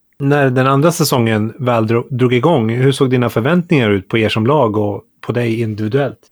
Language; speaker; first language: Swedish; native; Swedish